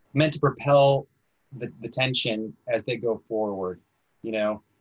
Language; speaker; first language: English; native; English